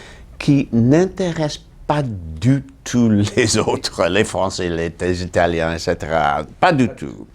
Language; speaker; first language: French; non-native, fluent; English